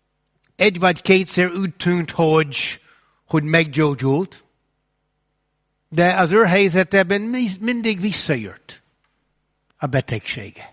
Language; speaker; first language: Hungarian; non-native, fluent; English